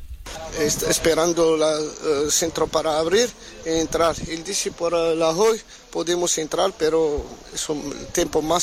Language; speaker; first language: Spanish; non-native, learner; Arabic